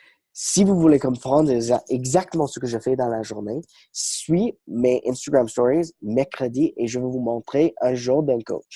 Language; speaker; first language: French; non-native, fluent; English